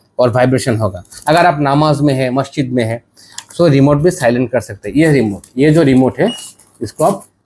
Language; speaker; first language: Hindi; non-native, learner; Bangla